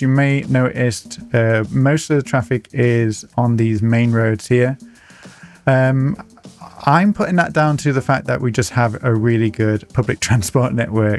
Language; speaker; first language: English; native; English